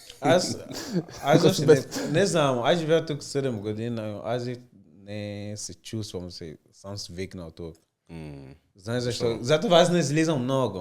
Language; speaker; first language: Bulgarian; non-native, learner; Portuguese